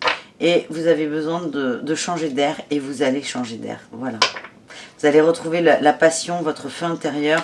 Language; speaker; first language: French; native; French